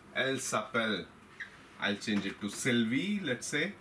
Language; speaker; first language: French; non-native, fluent; Hindi